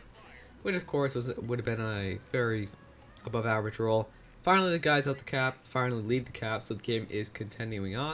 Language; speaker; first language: English; native; English